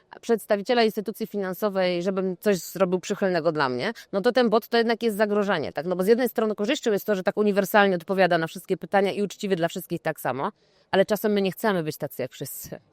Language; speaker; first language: Polish; native; Polish